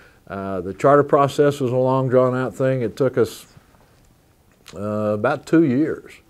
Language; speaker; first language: English; native; English